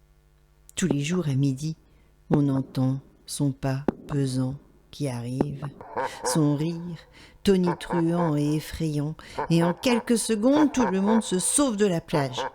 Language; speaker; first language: French; native; French